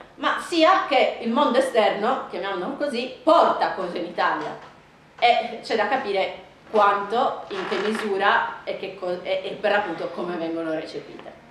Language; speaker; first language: Italian; native; Italian